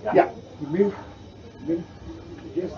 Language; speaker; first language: German; non-native, learner; Greek